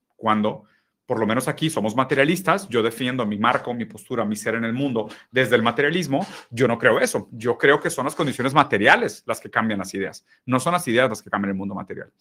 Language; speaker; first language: Spanish; early bilingual, other home language; Portuguese